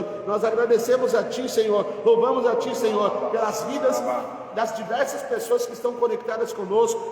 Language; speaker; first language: Portuguese; native; Portuguese